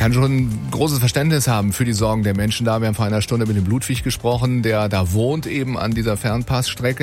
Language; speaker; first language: German; native; German